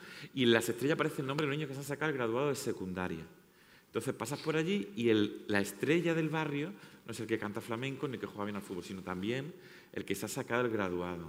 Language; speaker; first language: Spanish; native; Spanish